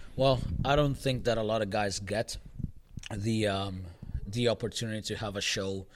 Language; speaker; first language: English; early bilingual, other home language; Spanish